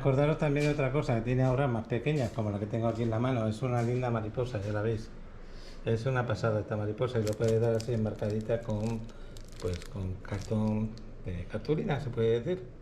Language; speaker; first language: Spanish; native; Spanish